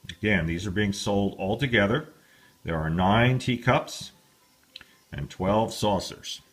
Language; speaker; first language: English; native; English